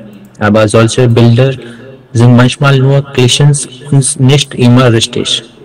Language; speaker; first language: German; non-native, learner; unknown